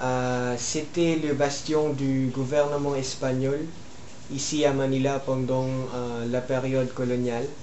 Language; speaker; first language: French; non-native, learner; Filipino